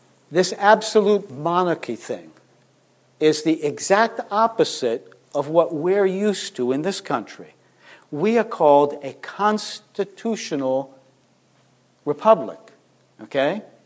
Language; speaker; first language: English; native; English